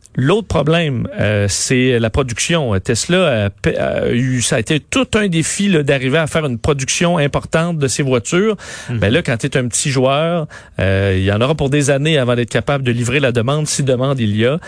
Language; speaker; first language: French; native; French